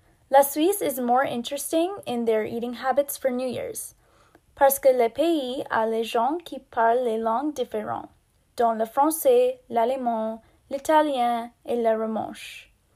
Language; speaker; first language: French; non-native, learner; English